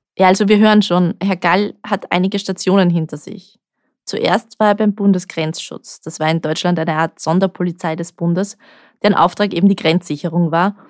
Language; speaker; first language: German; native; German